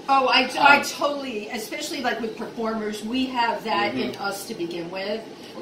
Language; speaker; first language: English; native; English